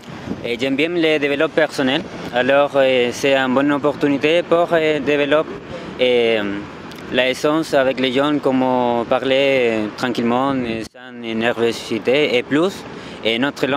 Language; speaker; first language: French; non-native, learner; Spanish